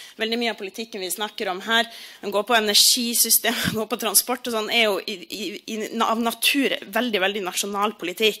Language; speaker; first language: Norwegian; native; Norwegian